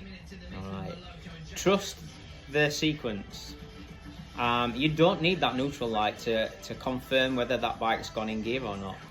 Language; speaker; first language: English; native; English